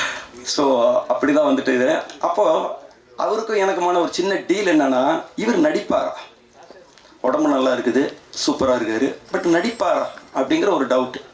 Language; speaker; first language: Tamil; native; Tamil